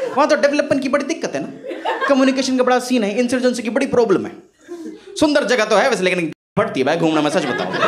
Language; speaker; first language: Hindi; non-native, local second language; Bangla